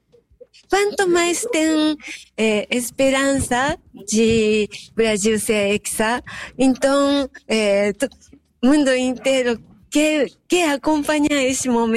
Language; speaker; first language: Portuguese; non-native, fluent; Japanese